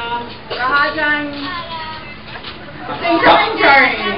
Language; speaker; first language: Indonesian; non-native, learner; English